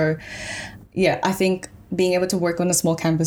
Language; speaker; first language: English; early bilingual, other home language; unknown